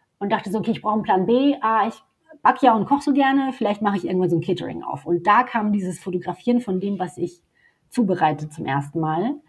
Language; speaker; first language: German; native; German